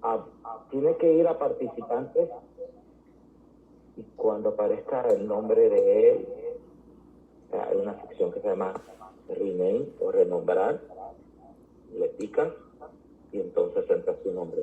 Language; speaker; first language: Spanish; early bilingual, heritage; Spanish